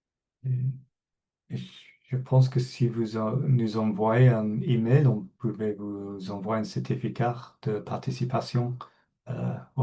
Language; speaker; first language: French; non-native, fluent; English